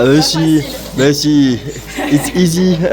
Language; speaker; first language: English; non-native, learner; French